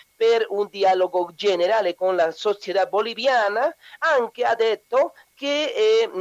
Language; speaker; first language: Italian; non-native, learner; Spanish